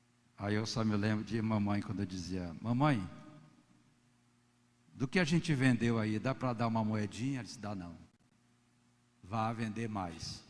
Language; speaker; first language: Portuguese; native; Portuguese